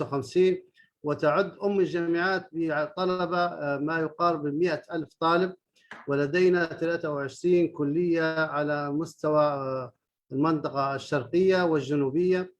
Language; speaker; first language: Arabic; native; Arabic